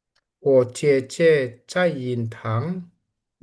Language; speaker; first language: Chinese; non-native, learner; Indonesian